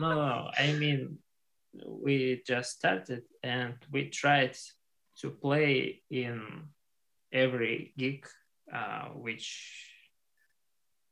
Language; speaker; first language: English; non-native, learner; Russian